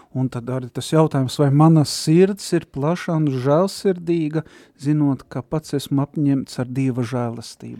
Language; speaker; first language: Latvian; native; Latvian